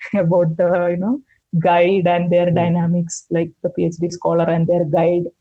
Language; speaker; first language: English; non-native, local second language; Malayalam